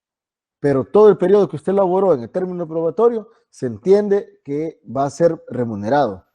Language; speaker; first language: Spanish; native; Spanish